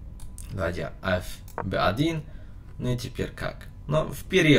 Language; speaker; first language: Russian; non-native, learner; Polish